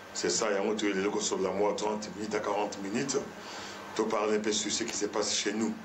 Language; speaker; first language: French; non-native, local second language; Lingala